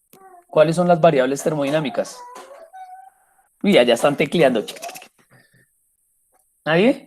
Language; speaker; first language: Spanish; native; Spanish